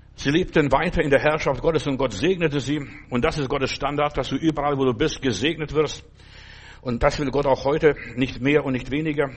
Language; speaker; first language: German; non-native, fluent; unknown